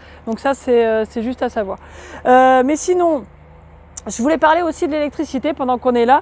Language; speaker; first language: French; native; French